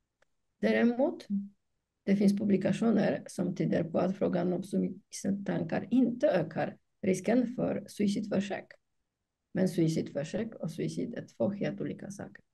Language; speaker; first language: Swedish; non-native, fluent; Polish